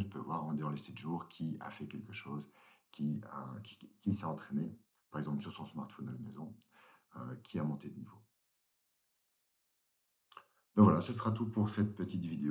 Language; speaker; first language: French; native; French